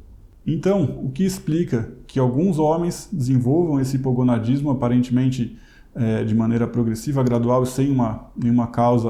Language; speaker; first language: Portuguese; native; Portuguese